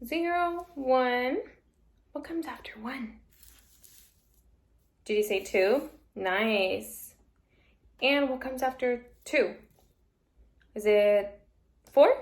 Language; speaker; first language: English; native; English